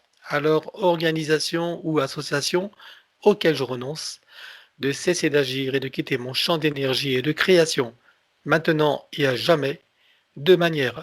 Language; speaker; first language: French; native; French